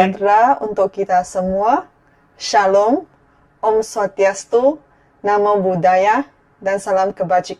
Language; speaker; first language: Indonesian; non-native, fluent; Chinese